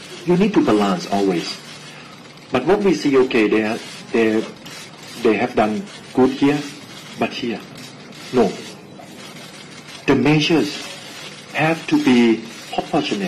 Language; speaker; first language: English; non-native, fluent; Thai